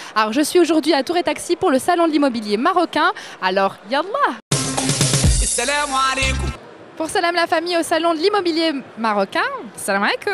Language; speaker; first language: French; early bilingual, other home language; Arabic